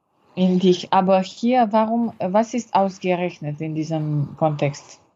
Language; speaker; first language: German; non-native, learner; French